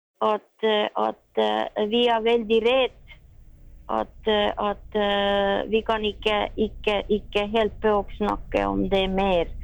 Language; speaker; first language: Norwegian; non-native, learner; Estonian